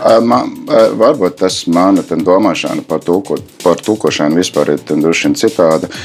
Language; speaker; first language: Latvian; non-native, fluent; English